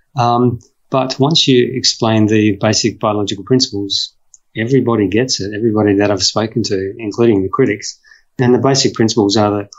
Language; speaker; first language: English; native; English